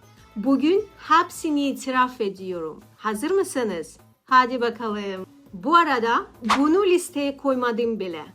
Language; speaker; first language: Turkish; non-native, learner; Russian